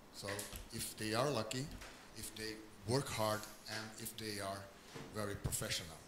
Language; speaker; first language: English; non-native, learner; Portuguese